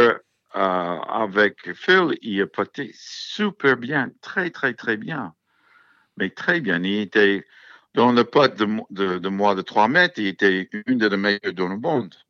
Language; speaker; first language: French; non-native, fluent; English